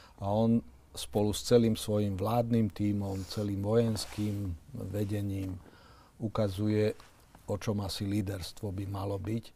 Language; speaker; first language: Slovak; native; Slovak